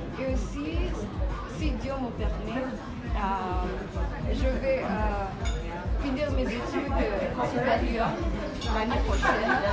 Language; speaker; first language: French; non-native, learner; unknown